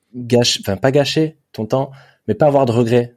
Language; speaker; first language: French; native; French